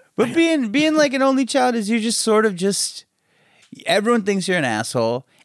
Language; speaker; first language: English; native; English